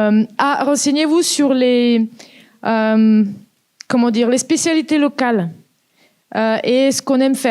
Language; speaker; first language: French; native; French